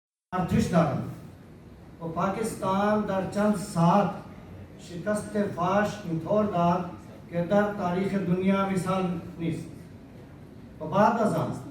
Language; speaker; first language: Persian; non-native, fluent; Urdu